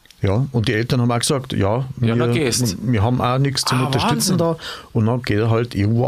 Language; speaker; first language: German; native; German